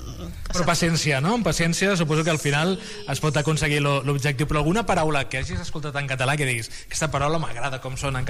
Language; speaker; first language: Catalan; native; Catalan